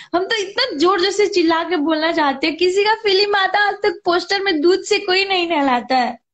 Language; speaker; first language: Hindi; non-native, local second language; Nepali